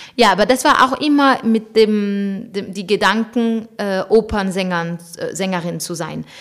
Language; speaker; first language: German; non-native, fluent; French